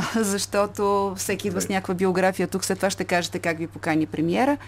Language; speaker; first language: Bulgarian; native; Bulgarian